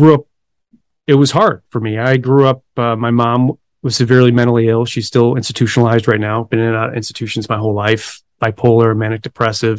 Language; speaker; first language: English; native; English